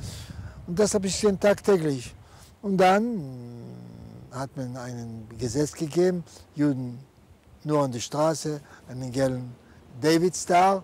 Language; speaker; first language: German; non-native, fluent; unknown